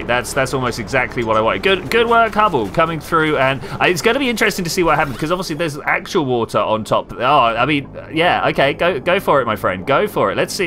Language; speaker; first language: English; native; English